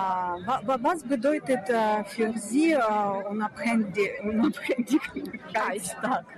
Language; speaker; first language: German; non-native, fluent; Ukrainian